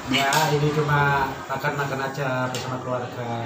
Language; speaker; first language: Indonesian; non-native, local second language; Javanese